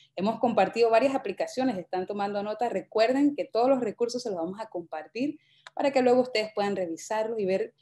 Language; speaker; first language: Spanish; native; Spanish